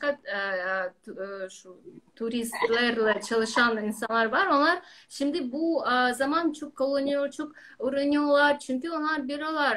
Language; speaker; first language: Turkish; non-native, learner; Russian